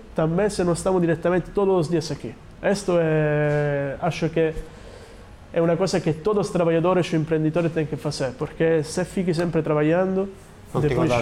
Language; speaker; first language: Portuguese; non-native, learner; Italian